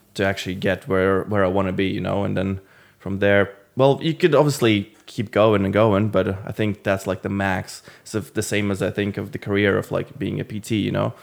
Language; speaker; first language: English; non-native, fluent; Latvian